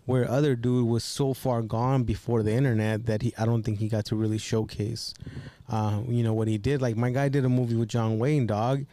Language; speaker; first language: English; early bilingual, other home language; Spanish